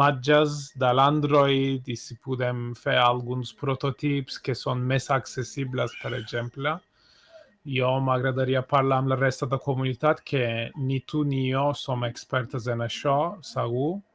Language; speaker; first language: Catalan; non-native, fluent; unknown